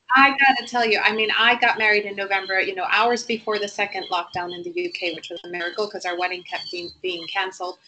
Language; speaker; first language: English; non-native, fluent; Spanish